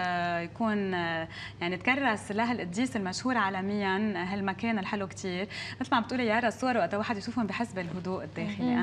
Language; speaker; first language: Arabic; native; Arabic